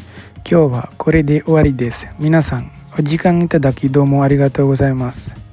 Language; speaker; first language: Japanese; non-native, fluent; Sinhala